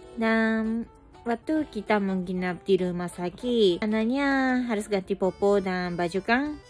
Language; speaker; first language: Indonesian; non-native, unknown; Japanese